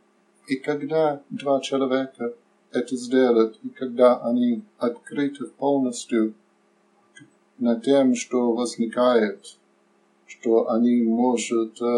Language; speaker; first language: Russian; non-native, learner; English